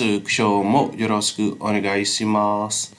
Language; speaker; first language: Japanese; non-native, learner; Khmer